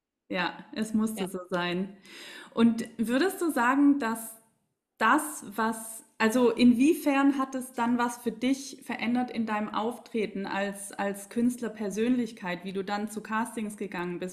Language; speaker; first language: German; native; German